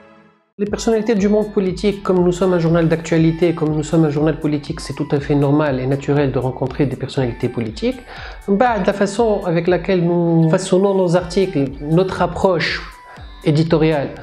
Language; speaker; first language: French; non-native, local second language; Arabic